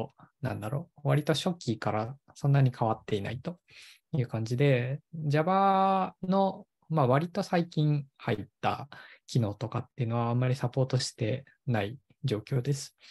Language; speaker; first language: Japanese; native; Japanese